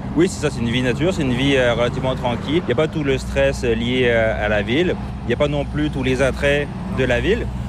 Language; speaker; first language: French; native; French